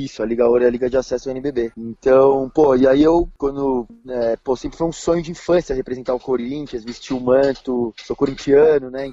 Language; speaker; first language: Portuguese; native; Portuguese